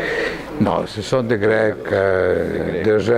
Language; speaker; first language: French; non-native, fluent; Greek